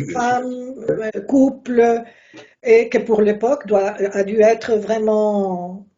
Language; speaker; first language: French; non-native, fluent; Spanish